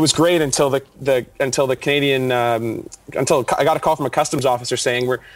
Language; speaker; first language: English; native; English